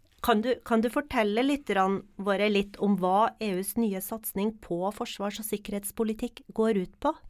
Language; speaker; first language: Norwegian; native; Norwegian